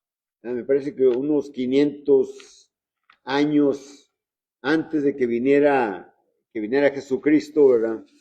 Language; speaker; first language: Spanish; native; Spanish